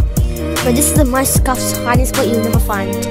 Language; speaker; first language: English; native; English